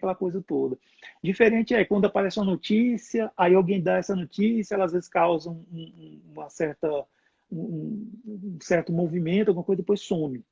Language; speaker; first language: Portuguese; native; Portuguese